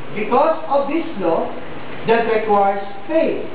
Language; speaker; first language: English; non-native, local second language; Filipino